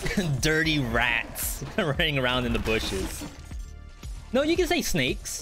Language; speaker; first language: English; native; English